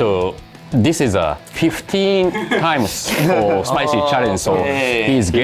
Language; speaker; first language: English; non-native, learner; Japanese